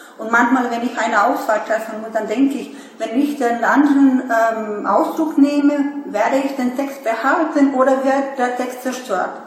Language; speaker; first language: German; non-native, fluent; Serbian